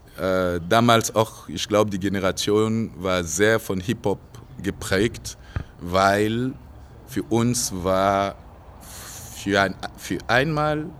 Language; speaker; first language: German; non-native, fluent; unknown